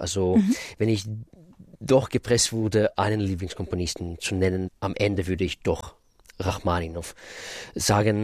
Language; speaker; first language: German; non-native, fluent; Russian